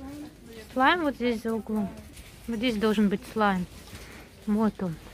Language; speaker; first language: Russian; native; Russian